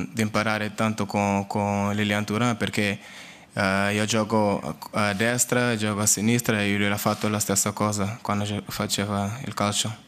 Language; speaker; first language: Italian; non-native, learner; Portuguese